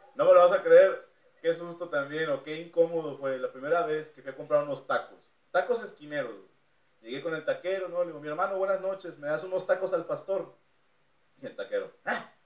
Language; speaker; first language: Spanish; native; Spanish